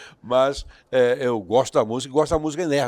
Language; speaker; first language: Portuguese; native; Portuguese